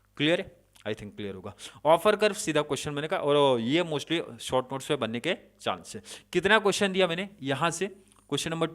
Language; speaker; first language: Hindi; native; Hindi